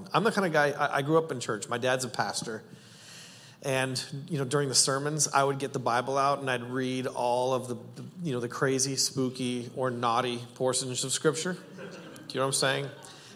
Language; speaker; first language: English; native; English